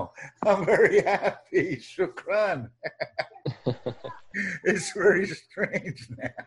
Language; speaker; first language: English; non-native, fluent; Romanian